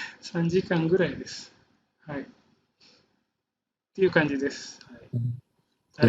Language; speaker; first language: Japanese; non-native, fluent; Indonesian